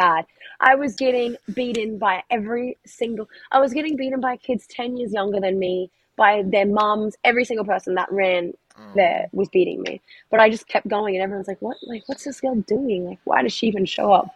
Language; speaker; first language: English; native; English